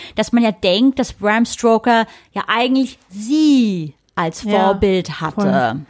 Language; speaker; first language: German; early bilingual, other home language; English